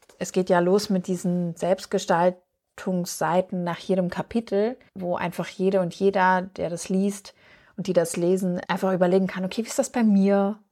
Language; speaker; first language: German; native; German